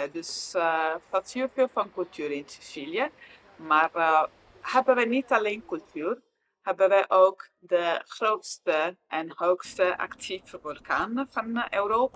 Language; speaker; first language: Dutch; non-native, fluent; Italian